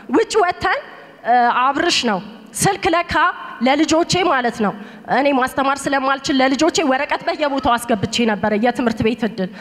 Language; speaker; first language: Amharic; native; Amharic